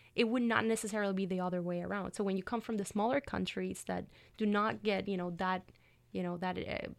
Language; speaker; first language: English; non-native, fluent; Spanish